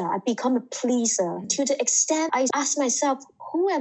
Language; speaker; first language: English; non-native, local second language; Cantonese